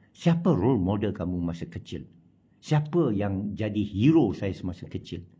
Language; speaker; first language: Malay; non-native, local second language; Chinese